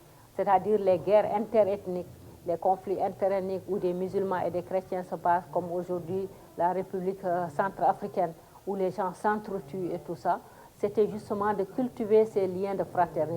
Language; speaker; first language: French; non-native, local second language; Fula